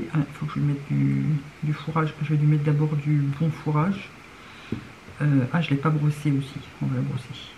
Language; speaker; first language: French; native; French